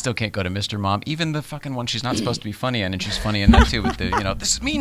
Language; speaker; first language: English; native; English